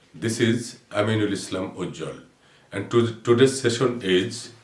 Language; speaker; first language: English; non-native, local second language; Bangla